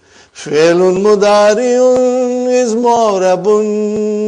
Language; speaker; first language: Arabic; non-native, fluent; English